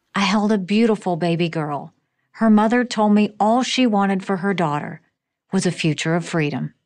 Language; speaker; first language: English; native; English